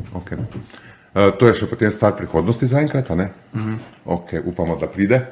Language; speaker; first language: Slovenian; native; Slovenian